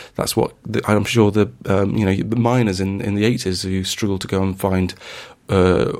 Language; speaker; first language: English; native; English